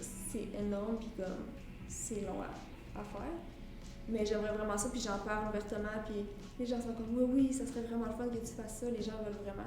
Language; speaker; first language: French; native; French